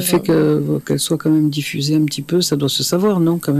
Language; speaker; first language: French; native; French